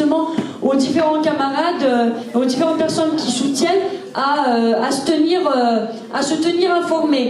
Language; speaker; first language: French; native; French